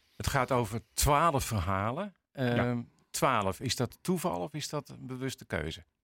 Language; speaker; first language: Dutch; native; Dutch